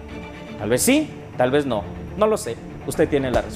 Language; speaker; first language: Spanish; native; Spanish